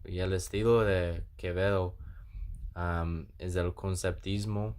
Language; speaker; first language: Spanish; non-native, learner; English